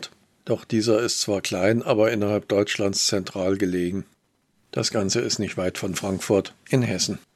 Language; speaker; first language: German; native; German